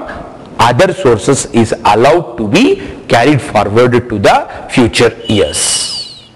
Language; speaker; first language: English; non-native, local second language; Hindi